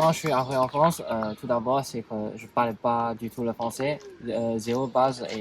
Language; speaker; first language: French; non-native, learner; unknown